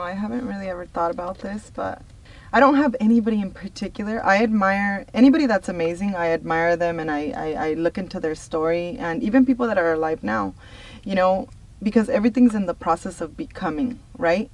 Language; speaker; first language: English; early bilingual, other home language; Spanish